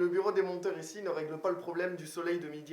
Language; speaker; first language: French; native; French